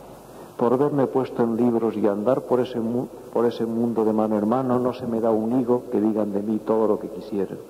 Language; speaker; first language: Spanish; native; Spanish